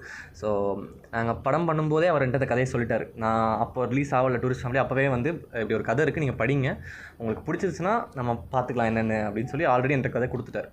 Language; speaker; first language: Tamil; native; Tamil